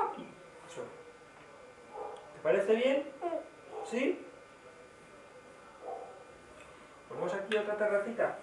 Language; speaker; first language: Spanish; native; Spanish